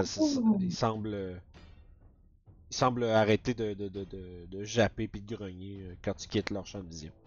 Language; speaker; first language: French; native; French